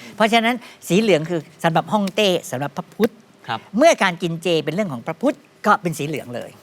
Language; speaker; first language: Thai; native; Thai